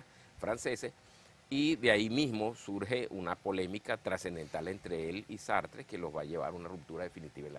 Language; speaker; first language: Spanish; native; Spanish